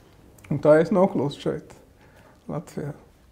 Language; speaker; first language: Latvian; non-native, fluent; Arabic